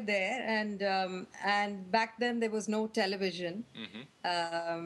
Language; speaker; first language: English; non-native, local second language; Tamil